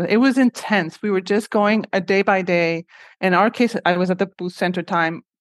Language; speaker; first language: English; non-native, fluent; Spanish